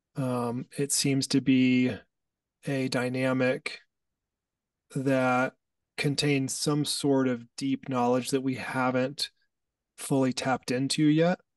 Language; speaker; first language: English; native; English